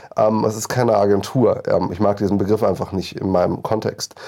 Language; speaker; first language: German; native; German